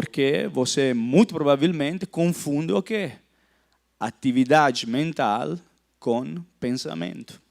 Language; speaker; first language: Portuguese; non-native, fluent; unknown